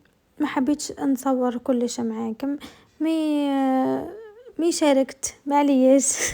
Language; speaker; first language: Arabic; native; Arabic